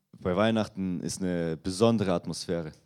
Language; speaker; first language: German; non-native, fluent; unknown